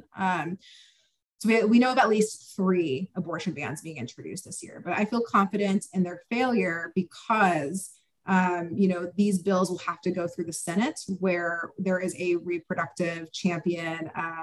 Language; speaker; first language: English; native; English